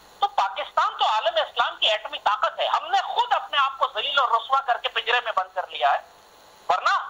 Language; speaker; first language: Urdu; native; Urdu